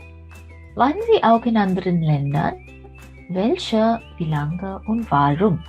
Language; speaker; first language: German; non-native, fluent; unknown